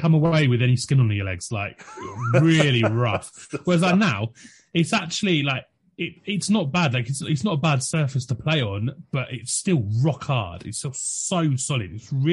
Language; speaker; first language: English; native; English